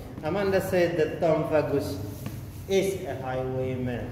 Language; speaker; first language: English; non-native, fluent; Indonesian